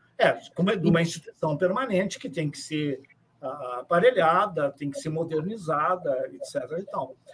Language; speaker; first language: Portuguese; native; Portuguese